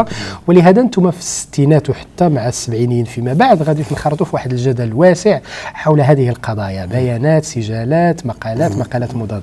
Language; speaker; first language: Arabic; native; Arabic